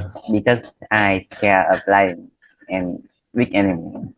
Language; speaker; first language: English; non-native, learner; Vietnamese